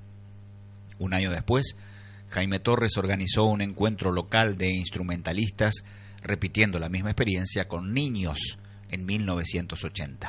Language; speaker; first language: Spanish; native; Spanish